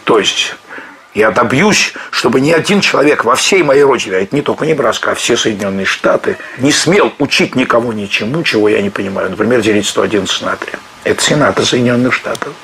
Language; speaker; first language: Russian; native; Russian